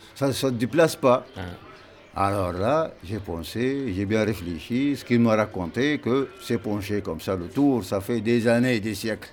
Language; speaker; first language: French; non-native, local second language; Arabic